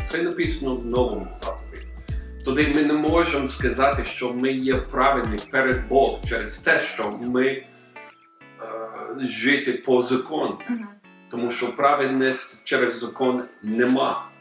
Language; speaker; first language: Ukrainian; non-native, learner; English